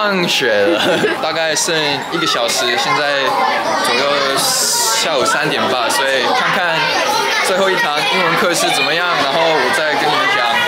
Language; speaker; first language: Chinese; early bilingual, heritage; English